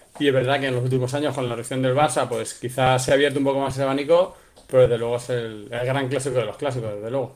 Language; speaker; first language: Spanish; native; Spanish